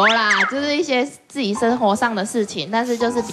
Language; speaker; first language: Chinese; native; Chinese